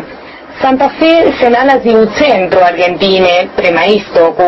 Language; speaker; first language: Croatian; early bilingual, heritage; Croatian